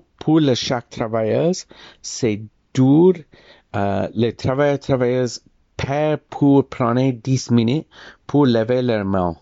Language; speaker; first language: French; non-native, learner; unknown